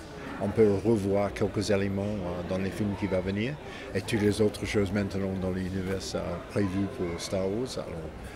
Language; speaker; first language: French; non-native, fluent; English